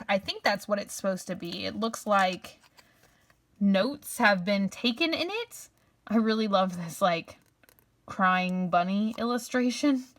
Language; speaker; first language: English; native; English